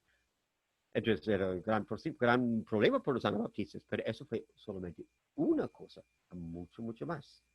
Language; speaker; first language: Spanish; non-native, fluent; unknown